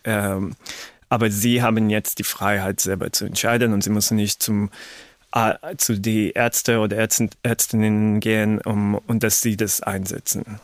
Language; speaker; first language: German; non-native, fluent; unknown